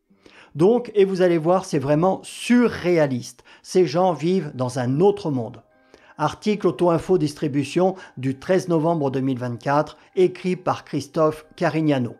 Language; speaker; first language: French; native; French